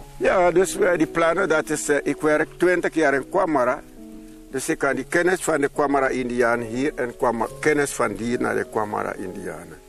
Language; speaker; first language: Dutch; non-native, local second language; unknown